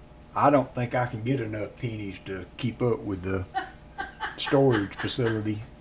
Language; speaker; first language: English; native; English